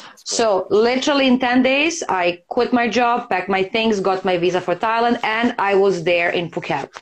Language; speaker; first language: English; non-native, fluent; Serbian